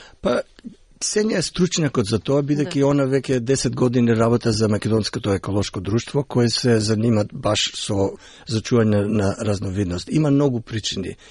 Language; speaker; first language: Macedonian; early bilingual, heritage; Macedonian